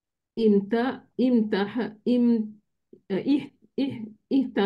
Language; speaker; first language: Arabic; non-native, learner; Indonesian